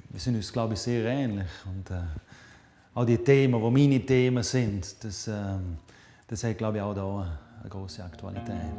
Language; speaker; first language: German; non-native, local second language; Romansh